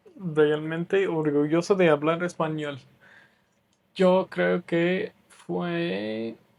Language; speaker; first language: Spanish; non-native, fluent; English